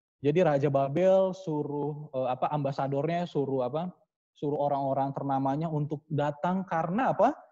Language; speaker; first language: Indonesian; native; Indonesian